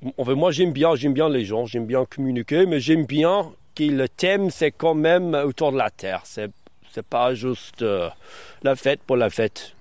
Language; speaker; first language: French; early bilingual, other home language; English